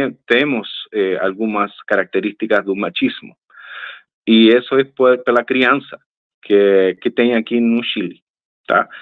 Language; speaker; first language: Portuguese; non-native, fluent; Spanish